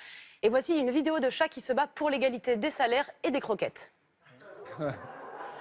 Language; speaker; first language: French; native; French